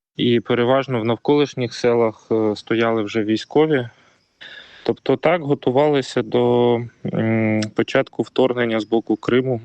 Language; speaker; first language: Ukrainian; native; Ukrainian